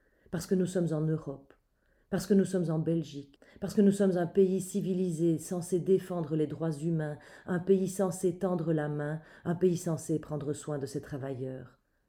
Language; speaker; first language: French; native; French